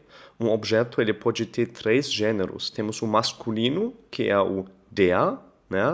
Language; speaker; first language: Portuguese; non-native, fluent; German